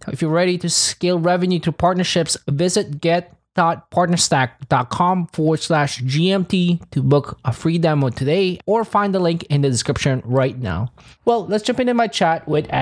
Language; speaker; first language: English; non-native, local second language; Filipino